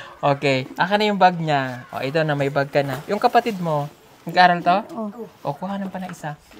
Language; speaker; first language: Filipino; native; Filipino